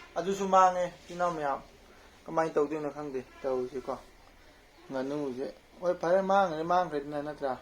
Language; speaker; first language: Manipuri; native; Manipuri